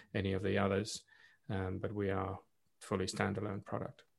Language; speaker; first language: English; non-native, local second language; Afrikaans